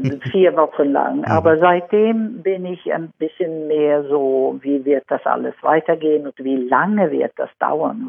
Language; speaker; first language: German; non-native, fluent; Swedish